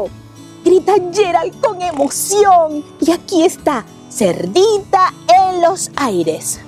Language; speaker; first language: Spanish; native; Spanish